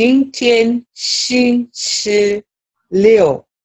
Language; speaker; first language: Chinese; non-native, learner; Shona